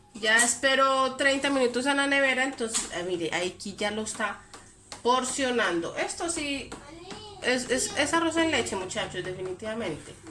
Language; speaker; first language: Spanish; native; Spanish